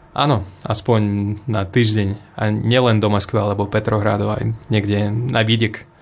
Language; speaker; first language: Slovak; non-native, fluent; Russian